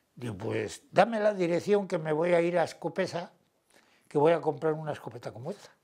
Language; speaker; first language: Spanish; native; Spanish